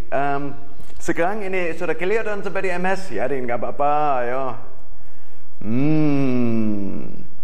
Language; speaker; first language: Indonesian; non-native, fluent; German